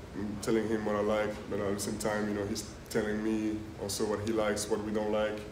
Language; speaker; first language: English; non-native, fluent; French